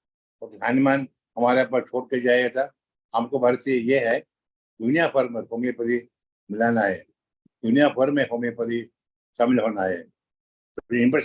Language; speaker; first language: Hindi; non-native, local second language; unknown